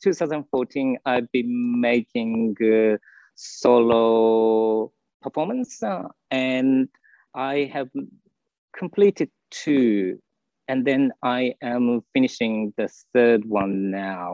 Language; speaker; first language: English; non-native, fluent; Japanese